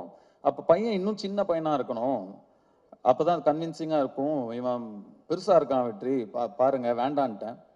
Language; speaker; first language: Tamil; native; Tamil